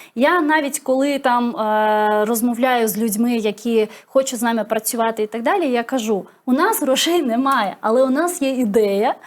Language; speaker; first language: Ukrainian; non-native, local second language; Crimean Tatar